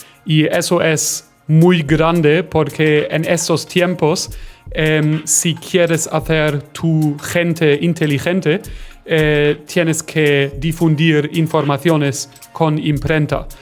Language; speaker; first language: Spanish; non-native, fluent; German